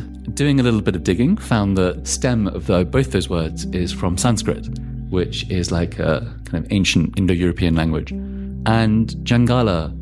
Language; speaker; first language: English; native; English